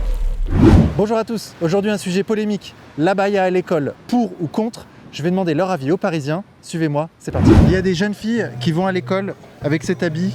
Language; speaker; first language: French; native; French